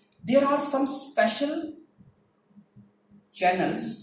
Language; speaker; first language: English; non-native, local second language; Hindi